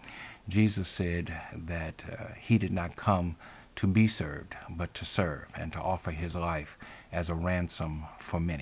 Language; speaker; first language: English; native; English